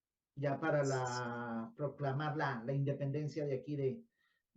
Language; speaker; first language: Spanish; native; Spanish